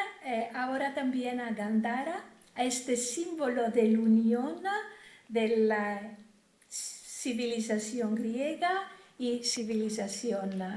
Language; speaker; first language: Spanish; non-native, fluent; Greek